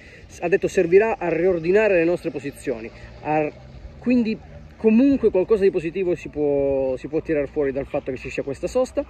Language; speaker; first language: Italian; native; Italian